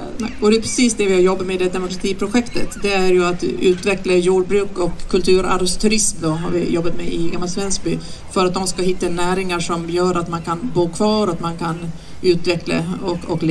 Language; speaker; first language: Swedish; native; Swedish